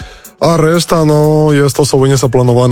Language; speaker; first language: Polish; non-native, fluent; Spanish